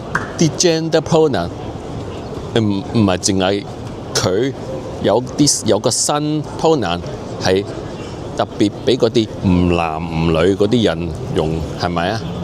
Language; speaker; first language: Cantonese; early bilingual, heritage; Cantonese